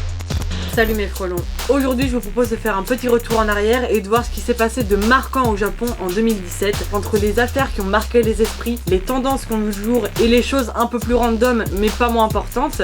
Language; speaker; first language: French; native; French